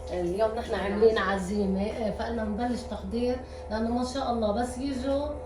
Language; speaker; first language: Arabic; native; Arabic